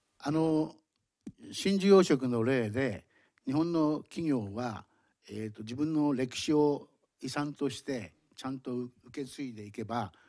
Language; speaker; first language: Japanese; native; Japanese